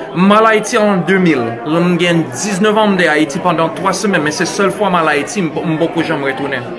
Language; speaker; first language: Haitian Creole; non-native, fluent; English